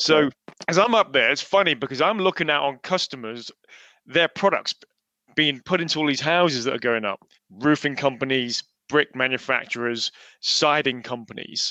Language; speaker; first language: English; native; English